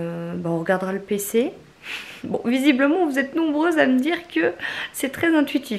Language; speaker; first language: French; native; French